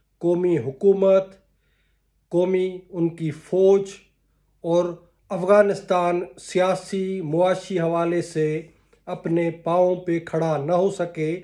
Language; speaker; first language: Urdu; non-native, local second language; Sindhi